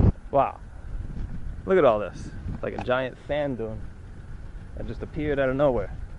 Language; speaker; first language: English; native; English